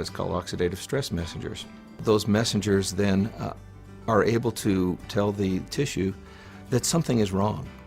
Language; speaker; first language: English; native; English